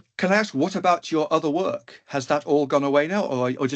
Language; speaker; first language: English; native; English